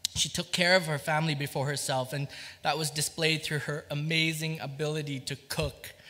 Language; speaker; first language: English; early bilingual, other home language; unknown